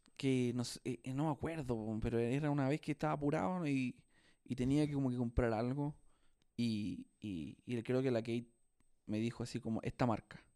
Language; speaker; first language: Spanish; native; Spanish